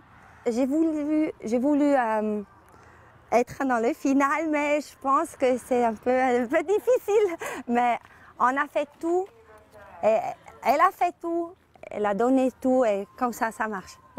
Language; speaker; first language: French; non-native, learner; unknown